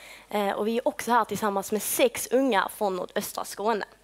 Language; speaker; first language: Swedish; native; Swedish